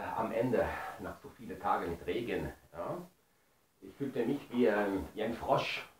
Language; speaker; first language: German; non-native, fluent; Spanish